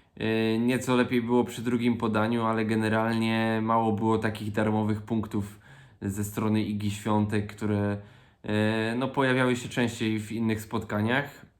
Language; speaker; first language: Polish; native; Polish